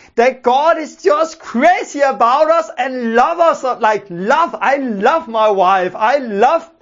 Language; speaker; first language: English; non-native, fluent; Danish